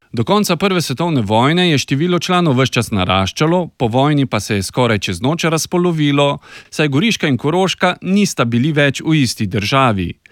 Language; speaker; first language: Slovenian; native; Slovenian